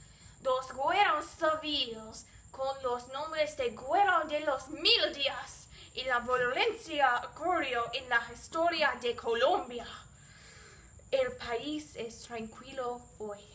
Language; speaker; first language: Spanish; non-native, learner; English